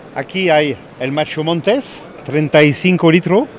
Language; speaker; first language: Spanish; non-native, learner; French